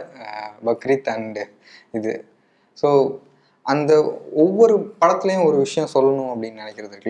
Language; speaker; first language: Tamil; native; Tamil